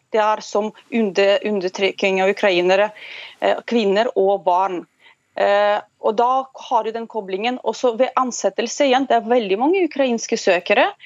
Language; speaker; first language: Norwegian; non-native, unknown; Russian